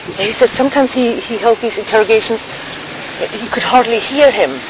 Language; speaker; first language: English; non-native, fluent; German